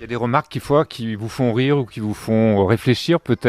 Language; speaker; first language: French; native; French